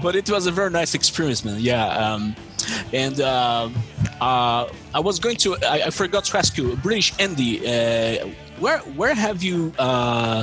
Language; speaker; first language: English; non-native, fluent; Portuguese